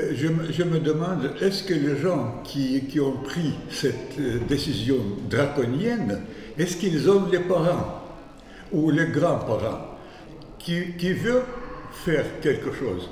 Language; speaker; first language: French; non-native, fluent; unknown